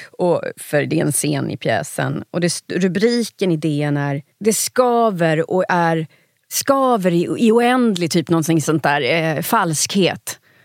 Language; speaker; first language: Swedish; native; Swedish